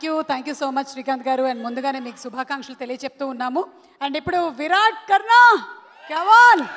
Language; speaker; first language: Telugu; native; Telugu